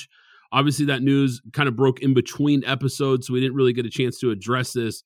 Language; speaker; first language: English; native; English